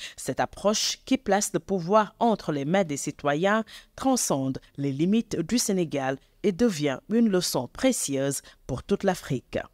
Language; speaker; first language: French; non-native, local second language; Wolof